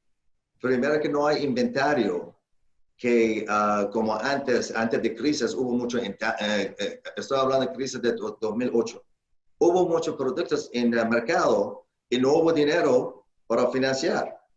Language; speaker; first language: Spanish; non-native, learner; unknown